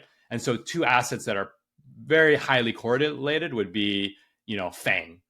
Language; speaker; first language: English; native; English